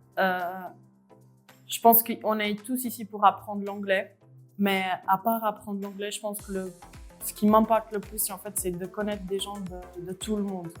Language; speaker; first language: French; early bilingual, other home language; Portuguese